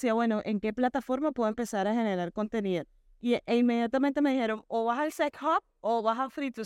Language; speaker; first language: Spanish; native; Spanish